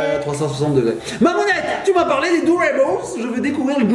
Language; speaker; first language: French; native; French